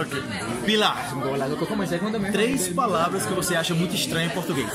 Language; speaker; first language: Portuguese; native; Portuguese